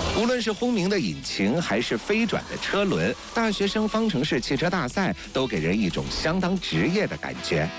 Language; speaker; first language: Chinese; native; Chinese